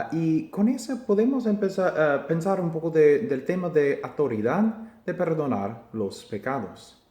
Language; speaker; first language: Spanish; non-native, fluent; English